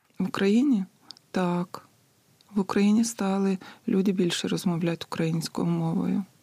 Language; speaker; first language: Ukrainian; non-native, fluent; Lithuanian